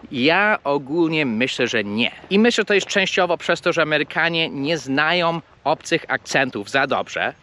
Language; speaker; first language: Polish; early bilingual, heritage; Polish